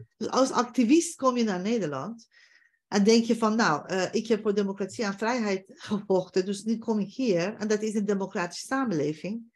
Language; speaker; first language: Dutch; non-native, fluent; Persian